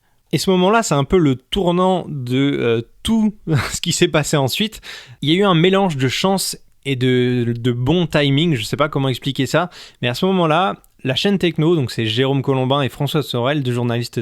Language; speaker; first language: French; native; French